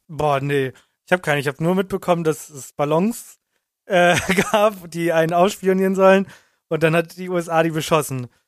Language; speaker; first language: German; native; German